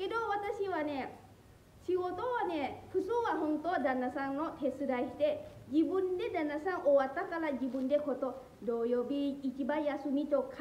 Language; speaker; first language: Japanese; non-native, learner; Lao